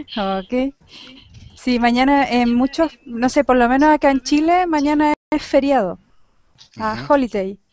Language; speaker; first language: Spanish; native; Spanish